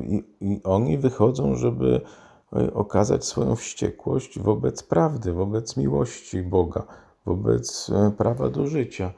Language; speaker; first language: Polish; native; Polish